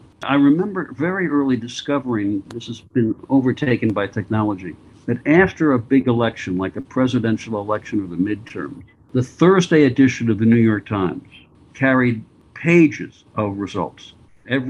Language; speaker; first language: English; native; English